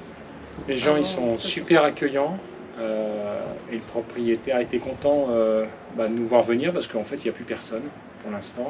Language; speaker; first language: French; native; French